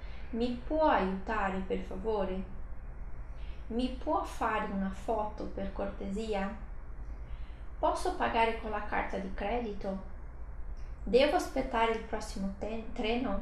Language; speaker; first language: Italian; non-native, fluent; Portuguese